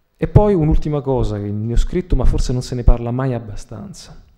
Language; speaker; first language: Italian; native; Italian